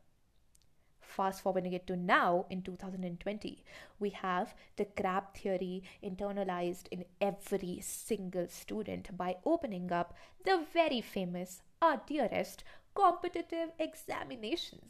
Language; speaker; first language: English; non-native, local second language; Hindi